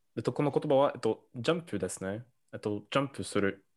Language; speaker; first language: Japanese; non-native, learner; English